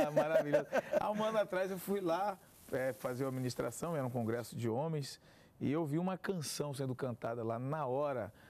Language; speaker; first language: Portuguese; native; Portuguese